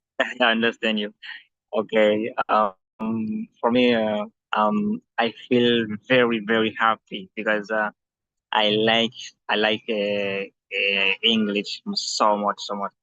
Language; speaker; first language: English; non-native, learner; Haitian Creole